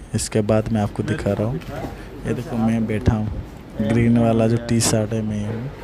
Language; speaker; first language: Hindi; non-native, local second language; Odia